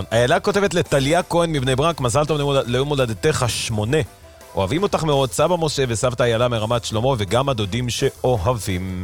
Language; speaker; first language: Hebrew; native; Hebrew